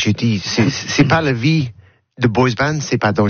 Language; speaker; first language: French; non-native, learner; English